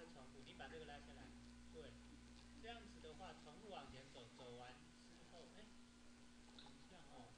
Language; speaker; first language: Chinese; native; Chinese